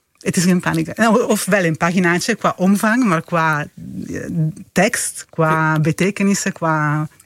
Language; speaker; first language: Dutch; non-native, fluent; Italian